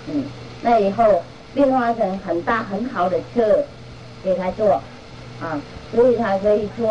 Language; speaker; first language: Chinese; non-native, fluent; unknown